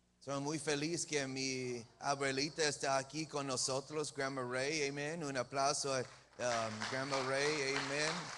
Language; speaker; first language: Spanish; early bilingual, heritage; English